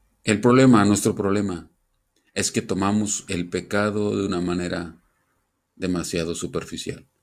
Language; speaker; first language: Spanish; native; Spanish